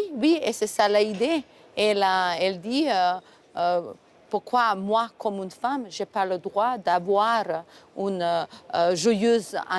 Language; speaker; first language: French; non-native, fluent; Macedonian